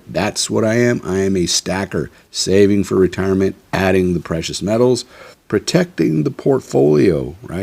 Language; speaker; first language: English; native; English